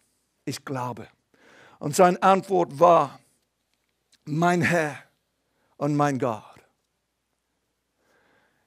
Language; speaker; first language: German; non-native, fluent; English